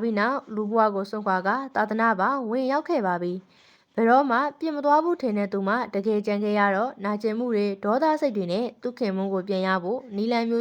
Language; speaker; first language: Burmese; native; Burmese